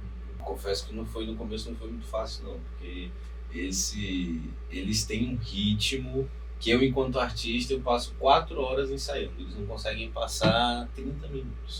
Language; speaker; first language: Portuguese; native; Portuguese